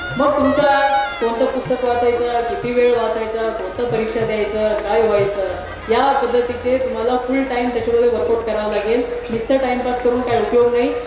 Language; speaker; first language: Marathi; non-native, fluent; Kannada